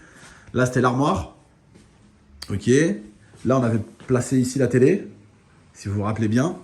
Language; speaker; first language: French; native; French